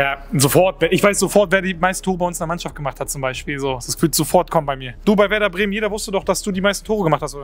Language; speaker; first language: German; native; German